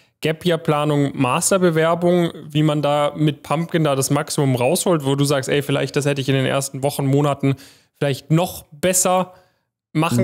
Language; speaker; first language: German; native; German